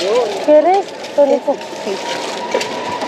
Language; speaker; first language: Spanish; non-native, fluent; Filipino